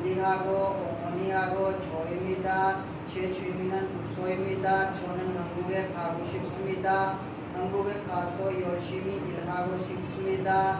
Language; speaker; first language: Korean; non-native, learner; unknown